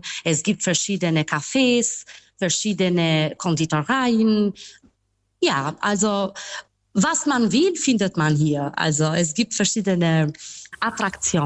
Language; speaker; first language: German; non-native, fluent; Albanian